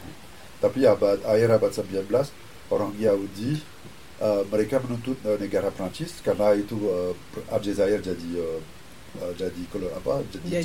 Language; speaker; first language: Indonesian; non-native, fluent; French